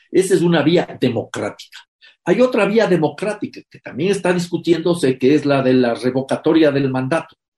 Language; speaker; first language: Spanish; native; Spanish